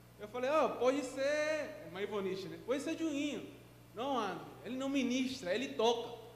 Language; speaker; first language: Portuguese; non-native, fluent; Spanish